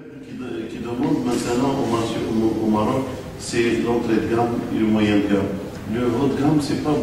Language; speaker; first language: French; non-native, local second language; Arabic